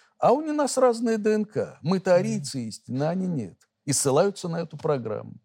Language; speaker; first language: Russian; native; Russian